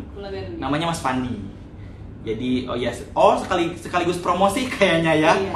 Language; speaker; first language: Indonesian; native; Indonesian